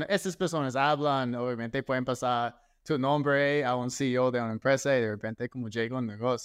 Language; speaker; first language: Spanish; non-native, fluent; English